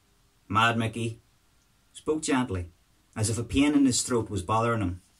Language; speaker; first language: English; native; English